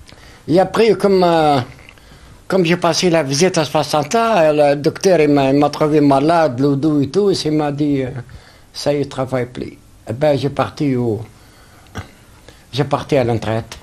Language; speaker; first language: French; non-native, learner; Arabic